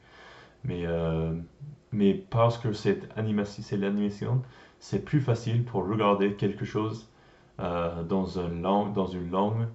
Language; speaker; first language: French; non-native, learner; English